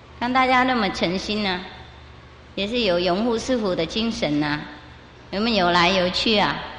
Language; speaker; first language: Chinese; non-native, fluent; Vietnamese